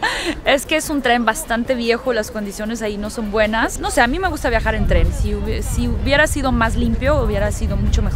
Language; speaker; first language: Spanish; early bilingual, heritage; Russian